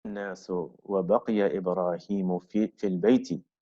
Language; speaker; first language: Arabic; non-native, fluent; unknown